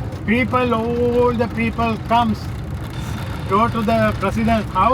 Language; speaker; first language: English; non-native, learner; Sinhala